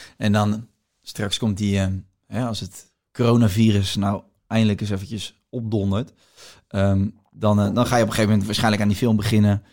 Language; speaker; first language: Dutch; native; Dutch